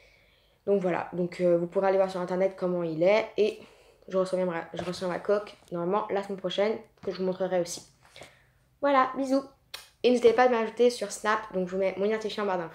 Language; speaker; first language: French; native; French